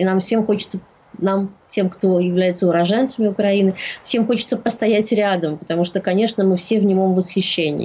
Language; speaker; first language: Russian; native; Russian